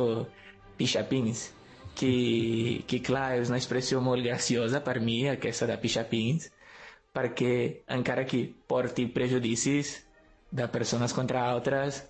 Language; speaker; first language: Catalan; non-native, fluent; Portuguese